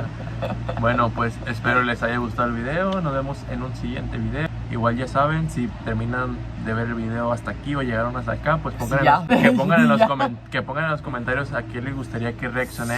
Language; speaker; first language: Spanish; native; Spanish